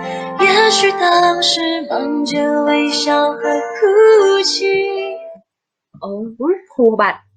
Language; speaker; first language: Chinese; non-native, fluent; Khmer